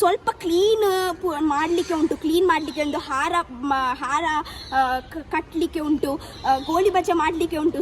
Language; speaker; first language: Kannada; non-native, local second language; Tulu